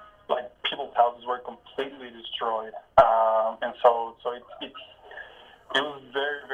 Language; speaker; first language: English; non-native, fluent; Spanish